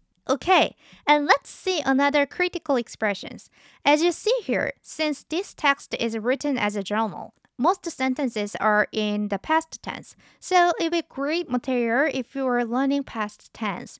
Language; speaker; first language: English; non-native, fluent; Korean